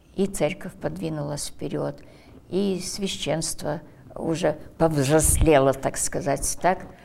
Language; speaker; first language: Russian; early bilingual, heritage; Russian